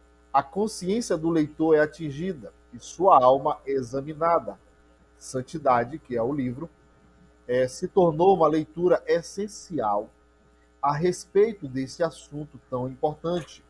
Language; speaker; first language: Portuguese; native; Portuguese